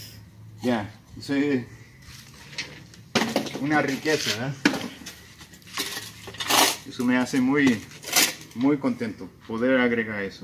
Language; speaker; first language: Spanish; non-native, fluent; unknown